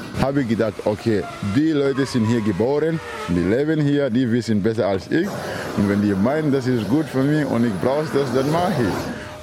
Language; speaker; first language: German; non-native, learner; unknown